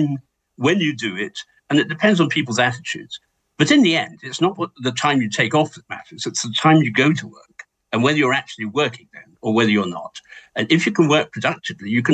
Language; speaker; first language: English; native; English